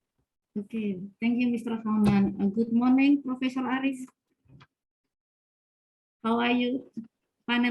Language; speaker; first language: English; non-native, fluent; Indonesian